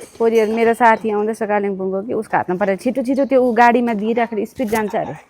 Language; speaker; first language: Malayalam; non-native, learner; Nepali